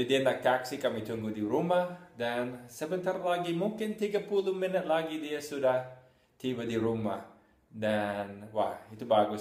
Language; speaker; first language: Indonesian; non-native, fluent; English